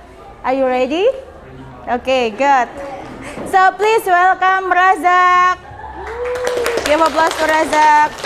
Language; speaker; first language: English; non-native, learner; Indonesian